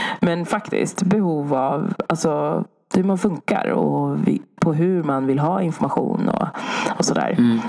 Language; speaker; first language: Swedish; early bilingual, other home language; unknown